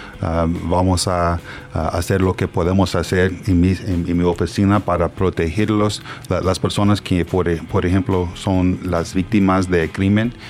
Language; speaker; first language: Spanish; non-native, learner; English